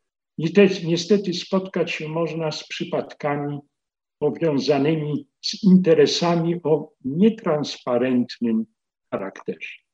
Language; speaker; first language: Polish; native; Polish